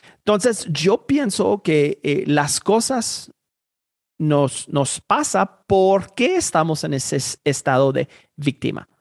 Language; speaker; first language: Spanish; non-native, fluent; Haitian Creole